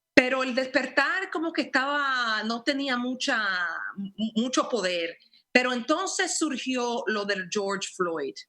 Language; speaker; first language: Spanish; early bilingual, heritage; Spanish